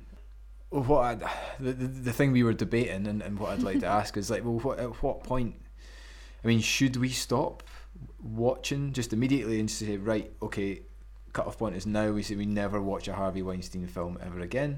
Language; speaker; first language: English; native; English